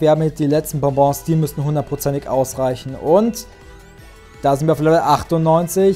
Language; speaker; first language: German; native; German